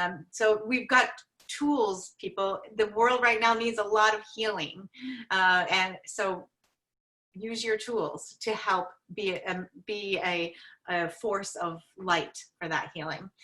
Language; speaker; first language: English; native; English